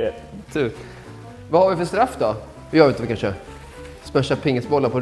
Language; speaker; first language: Swedish; native; Swedish